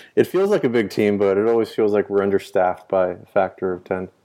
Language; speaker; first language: English; early bilingual, other home language; Spanish